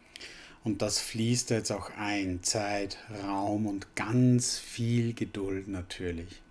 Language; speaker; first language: German; native; German